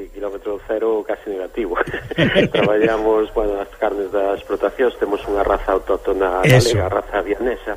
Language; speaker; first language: Galician; native; Galician